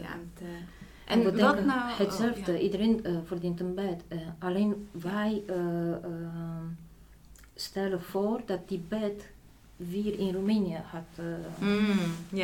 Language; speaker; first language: Dutch; non-native, fluent; Polish